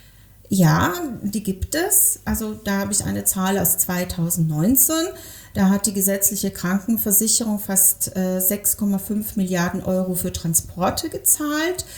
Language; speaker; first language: German; native; German